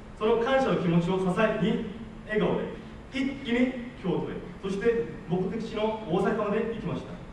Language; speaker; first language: Japanese; non-native, fluent; Korean